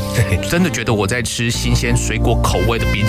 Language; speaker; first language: Chinese; native; Chinese